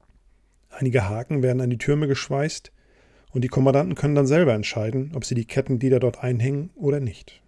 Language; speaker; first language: German; native; German